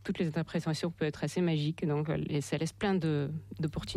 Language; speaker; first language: French; non-native, fluent; Russian